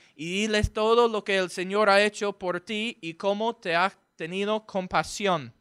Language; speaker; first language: Spanish; non-native, fluent; English